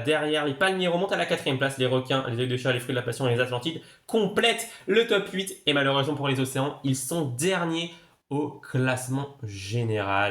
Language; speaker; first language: French; native; French